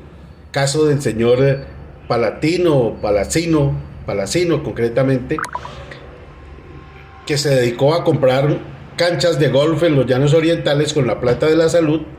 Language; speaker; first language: Spanish; native; Spanish